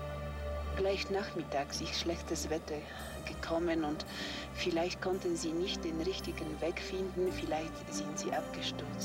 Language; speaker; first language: German; non-native, fluent; Polish